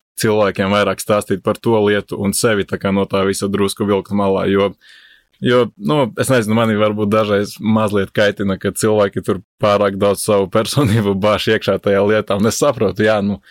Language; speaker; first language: Latvian; native; Latvian